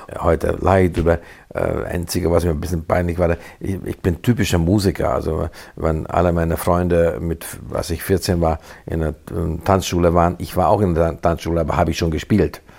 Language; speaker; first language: German; non-native, fluent; Hungarian